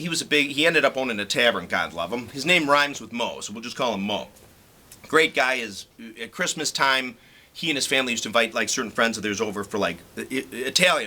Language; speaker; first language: English; native; English